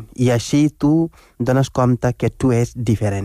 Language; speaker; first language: Catalan; non-native, fluent; Wolof